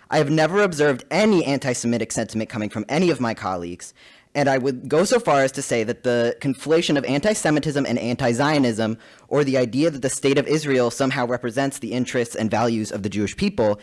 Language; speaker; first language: English; native; English